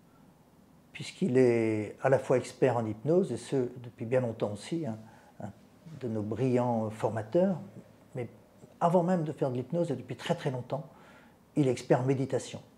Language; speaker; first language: French; native; French